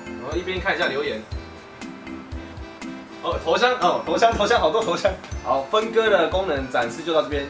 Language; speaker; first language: Chinese; native; Chinese